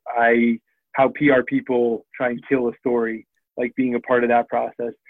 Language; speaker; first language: English; native; English